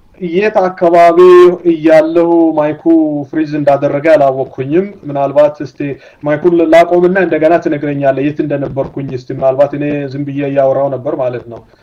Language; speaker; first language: Amharic; non-native, local second language; Sidamo